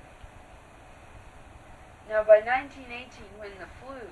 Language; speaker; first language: English; native; English